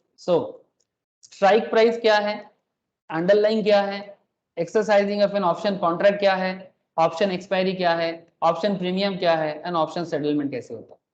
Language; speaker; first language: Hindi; non-native, local second language; Bangla